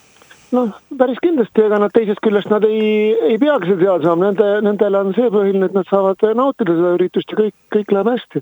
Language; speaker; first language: Estonian; native; Estonian